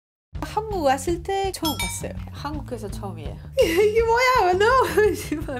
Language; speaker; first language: Korean; non-native, learner; Greek